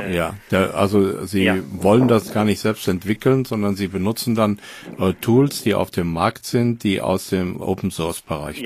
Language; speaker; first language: German; native; German